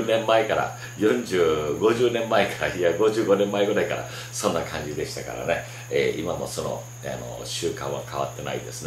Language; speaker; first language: Japanese; native; Japanese